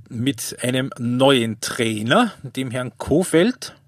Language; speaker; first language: German; native; German